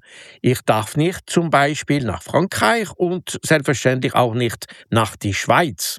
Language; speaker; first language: German; non-native, local second language; French